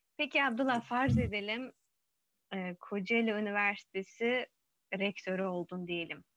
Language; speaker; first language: Turkish; non-native, fluent; Uzbek